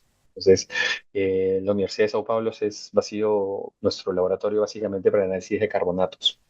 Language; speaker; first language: Spanish; native; Spanish